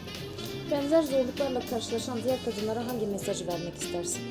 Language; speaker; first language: Turkish; native; Turkish